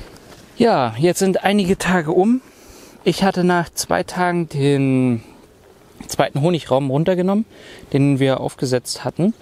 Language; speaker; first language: German; native; German